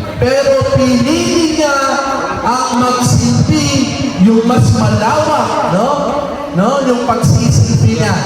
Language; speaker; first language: Filipino; non-native, local second language; Iloko